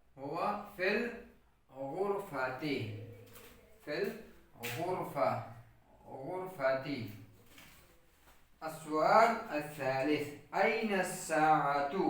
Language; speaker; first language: Arabic; non-native, fluent; Urdu